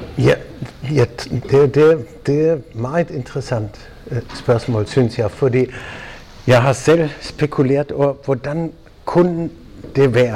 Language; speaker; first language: Danish; non-native, fluent; German